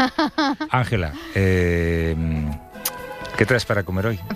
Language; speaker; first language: Spanish; native; Spanish